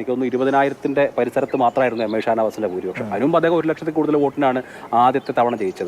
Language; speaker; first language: Malayalam; native; Malayalam